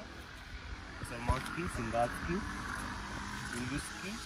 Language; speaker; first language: Russian; non-native, learner; Sinhala